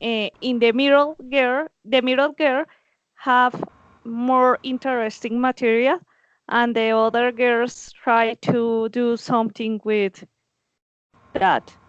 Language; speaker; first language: English; non-native, learner; Spanish